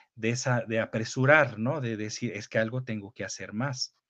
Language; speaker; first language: Spanish; native; Spanish